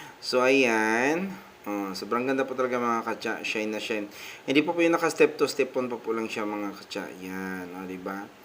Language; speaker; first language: Filipino; native; Filipino